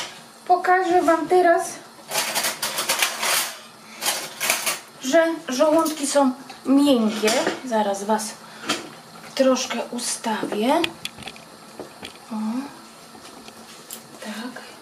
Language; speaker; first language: Polish; native; Polish